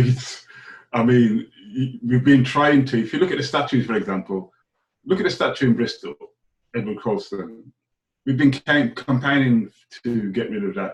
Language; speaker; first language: English; native; English